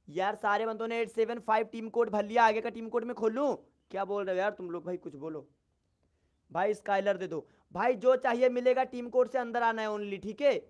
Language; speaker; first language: Hindi; native; Hindi